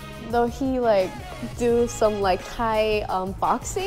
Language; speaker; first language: English; non-native, fluent; Thai